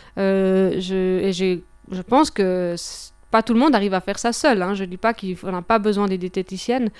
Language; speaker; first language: French; native; French